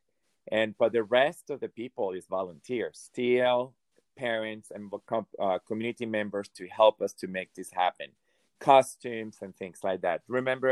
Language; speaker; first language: English; non-native, fluent; Hungarian